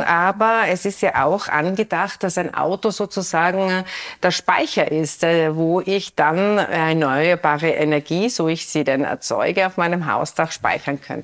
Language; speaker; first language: German; native; German